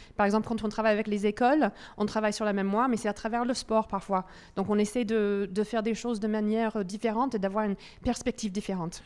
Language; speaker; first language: French; non-native, local second language; English